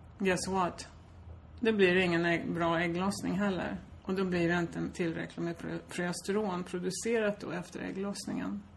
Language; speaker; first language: Swedish; native; Swedish